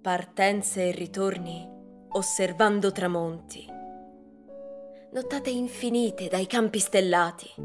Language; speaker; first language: Italian; native; Italian